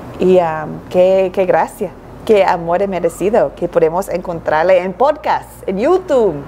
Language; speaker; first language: Spanish; non-native, fluent; English